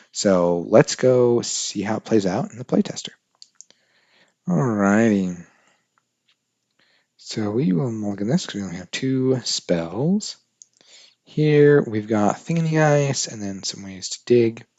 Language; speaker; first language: English; native; English